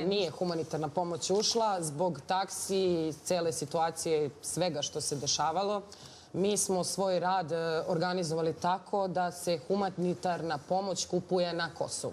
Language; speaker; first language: Bosnian; native; Bosnian